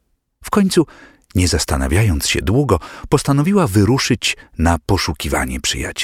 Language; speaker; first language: Polish; native; Polish